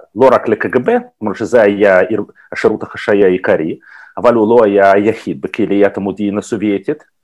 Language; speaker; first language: Hebrew; non-native, fluent; Russian